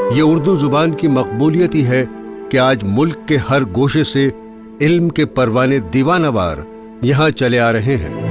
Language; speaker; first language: Urdu; native; Urdu